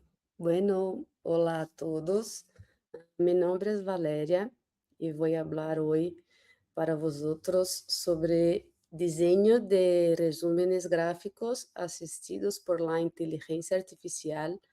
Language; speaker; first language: Spanish; non-native, fluent; Portuguese